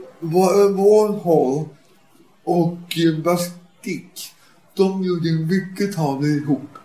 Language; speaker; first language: Swedish; native; Swedish